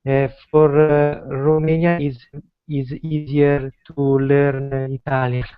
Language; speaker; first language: English; non-native, learner; Italian